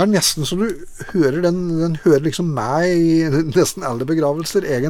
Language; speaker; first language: Norwegian; native; Norwegian